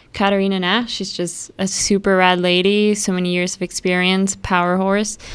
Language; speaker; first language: English; early bilingual, other home language; Spanish